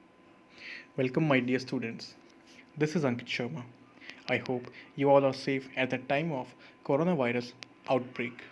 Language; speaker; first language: English; non-native, local second language; Hindi